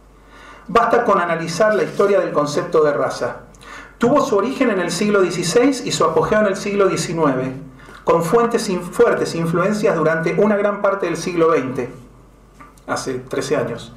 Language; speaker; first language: Spanish; native; Spanish